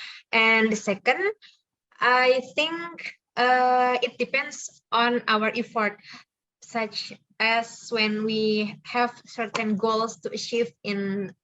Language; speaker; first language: English; non-native, fluent; Indonesian